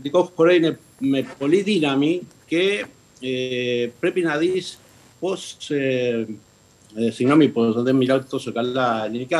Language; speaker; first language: Greek; early bilingual, heritage; Spanish